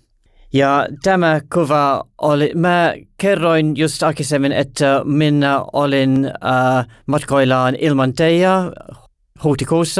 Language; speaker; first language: Finnish; non-native, learner; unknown